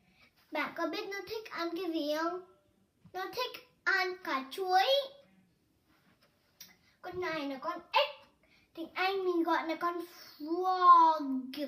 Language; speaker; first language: Vietnamese; early bilingual, heritage; Vietnamese